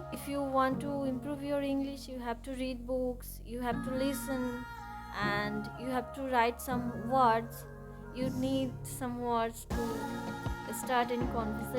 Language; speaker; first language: English; non-native, learner; Bangla